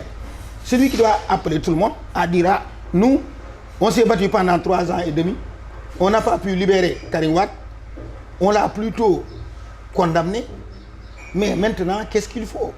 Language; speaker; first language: French; non-native, local second language; Wolof